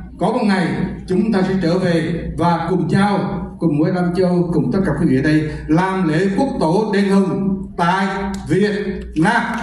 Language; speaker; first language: Vietnamese; native; Vietnamese